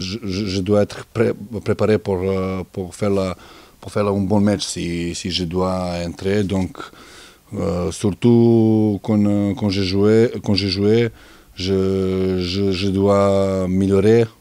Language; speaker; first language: French; non-native, learner; Serbian